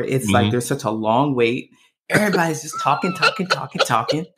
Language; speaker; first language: English; native; English